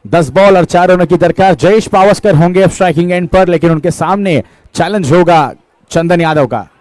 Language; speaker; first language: Hindi; non-native, local second language; Marathi